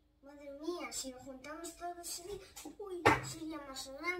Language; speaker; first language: Spanish; early bilingual, other home language; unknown